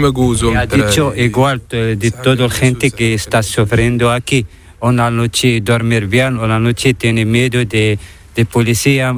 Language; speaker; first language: Spanish; non-native, learner; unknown